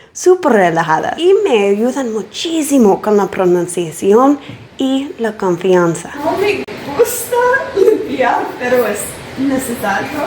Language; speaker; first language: Spanish; non-native, learner; English